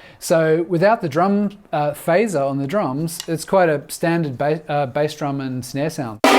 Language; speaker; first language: English; native; English